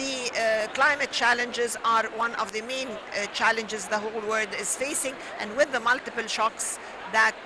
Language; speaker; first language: English; non-native, fluent; Arabic